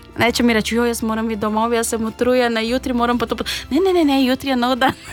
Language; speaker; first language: Slovenian; non-native, fluent; Portuguese